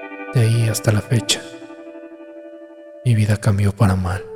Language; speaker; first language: Spanish; native; Spanish